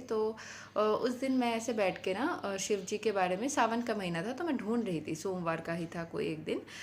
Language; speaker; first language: Hindi; non-native, local second language; Bangla